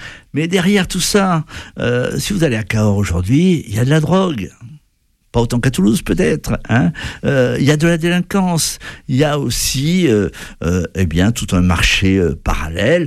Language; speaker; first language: French; native; French